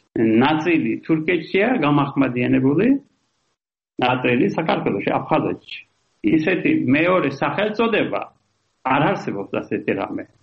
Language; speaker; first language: Georgian; early bilingual, heritage; Georgian